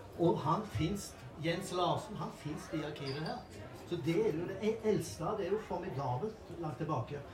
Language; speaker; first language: Norwegian; native; Norwegian